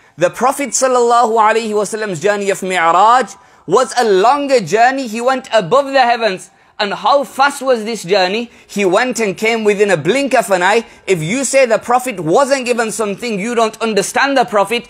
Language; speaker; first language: English; early bilingual, other home language; Urdu